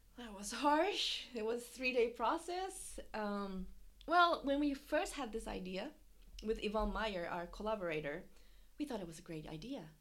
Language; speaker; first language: English; non-native, fluent; Japanese